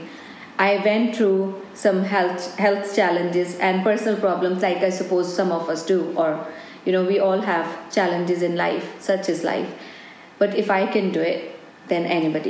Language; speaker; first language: English; non-native, local second language; Hindi